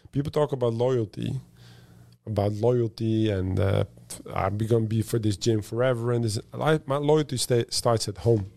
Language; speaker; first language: English; non-native, fluent; Dutch